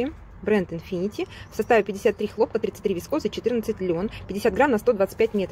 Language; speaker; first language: Russian; native; Russian